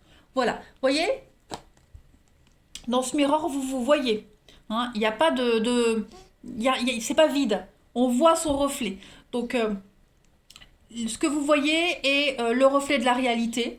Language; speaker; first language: French; native; French